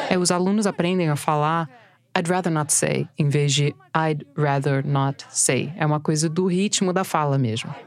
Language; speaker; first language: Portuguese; non-native, fluent; English